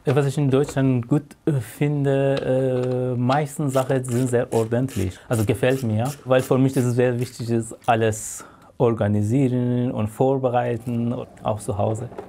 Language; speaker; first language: German; non-native, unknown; Persian